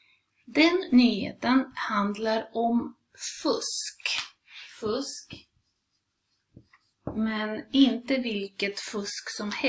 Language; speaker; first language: Swedish; non-native, fluent; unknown